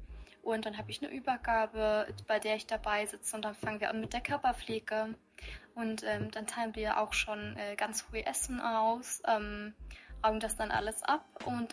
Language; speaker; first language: German; early bilingual, other home language; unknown